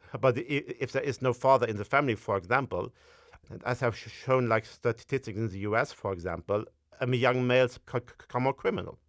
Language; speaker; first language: English; non-native, fluent; Luxembourgish